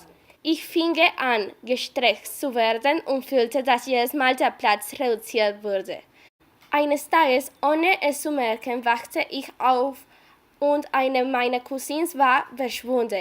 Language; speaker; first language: German; non-native, learner; Spanish